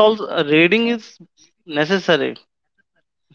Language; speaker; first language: English; non-native, local second language; Hindi